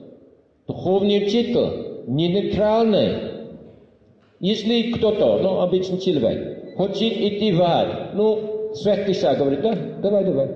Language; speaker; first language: Russian; non-native, fluent; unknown